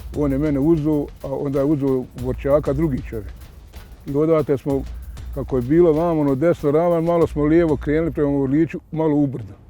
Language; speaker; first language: Bosnian; native; Bosnian